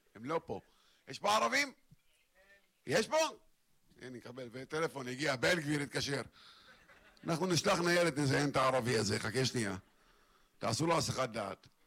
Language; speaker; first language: Hebrew; non-native, local second language; Arabic